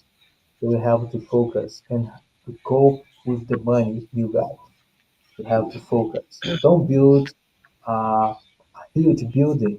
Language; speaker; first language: English; non-native, fluent; Portuguese